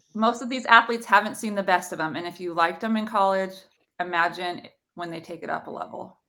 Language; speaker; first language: English; native; English